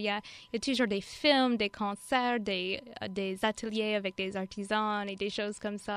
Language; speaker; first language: French; non-native, fluent; English